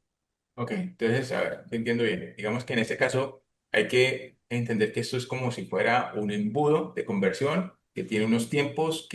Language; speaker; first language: Spanish; native; Spanish